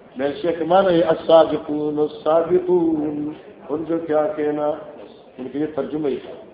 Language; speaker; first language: Urdu; non-native, local second language; Northern Hindko